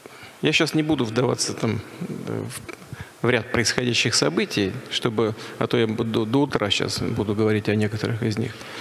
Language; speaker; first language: Russian; native; Russian